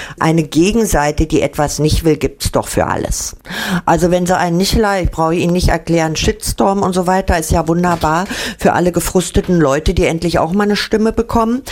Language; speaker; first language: German; native; German